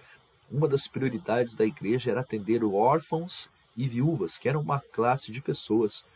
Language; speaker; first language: Portuguese; native; Portuguese